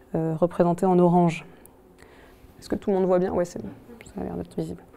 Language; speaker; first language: French; native; French